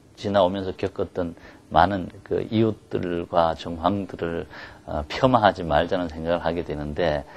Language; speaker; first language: Korean; native; Korean